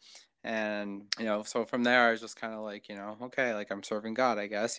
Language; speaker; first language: English; native; English